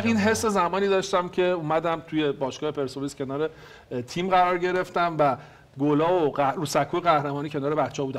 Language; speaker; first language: Persian; native; Persian